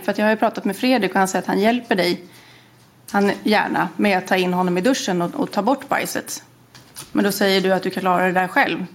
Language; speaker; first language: Swedish; native; Swedish